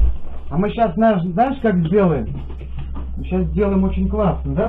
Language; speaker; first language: Russian; native; Russian